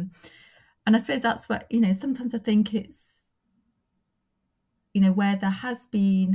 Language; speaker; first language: English; native; English